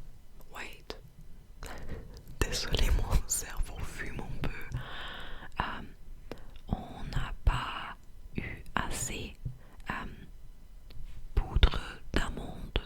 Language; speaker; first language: French; non-native, fluent; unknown